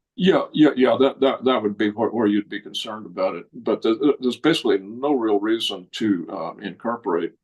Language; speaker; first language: English; native; English